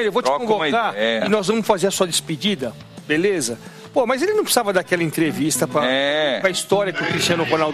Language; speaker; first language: Portuguese; native; Portuguese